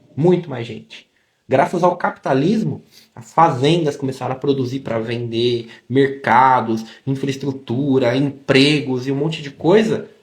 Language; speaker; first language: Portuguese; native; Portuguese